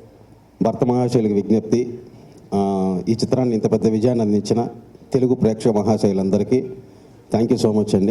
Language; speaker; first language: Telugu; native; Telugu